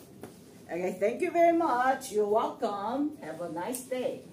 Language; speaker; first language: English; non-native, fluent; Chinese